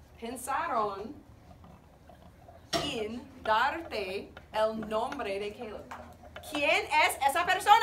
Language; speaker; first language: Spanish; non-native, fluent; English